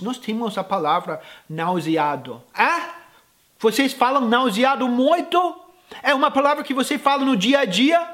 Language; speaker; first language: Portuguese; non-native, fluent; English